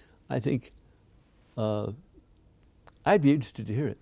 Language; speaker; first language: English; native; English